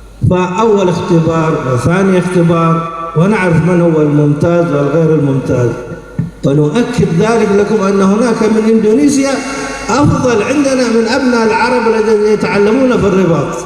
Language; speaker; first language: Arabic; native; Arabic